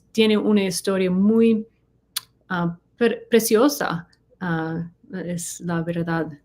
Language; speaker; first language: Spanish; non-native, learner; English